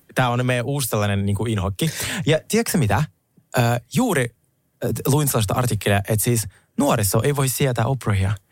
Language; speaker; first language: Finnish; non-native, fluent; Russian